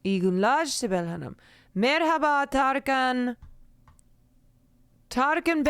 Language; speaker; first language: Turkish; non-native, learner; English